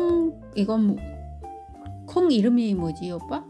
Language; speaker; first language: Korean; non-native, learner; Vietnamese